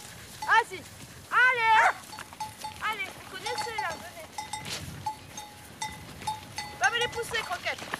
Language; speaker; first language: French; native; French